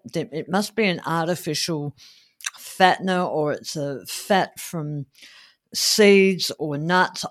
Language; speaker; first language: English; native; English